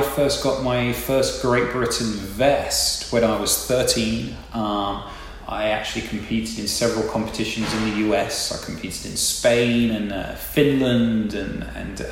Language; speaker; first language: English; native; English